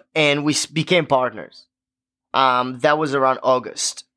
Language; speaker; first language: English; non-native, fluent; Hebrew